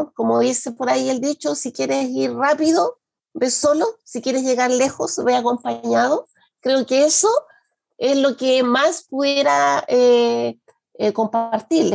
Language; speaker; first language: Spanish; native; Spanish